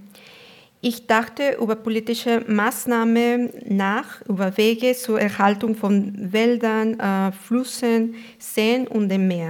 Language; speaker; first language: German; non-native, fluent; Spanish